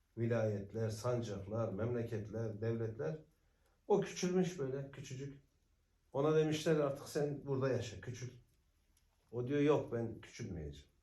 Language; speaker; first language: Turkish; native; Turkish